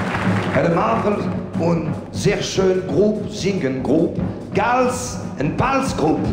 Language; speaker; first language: German; non-native, learner; French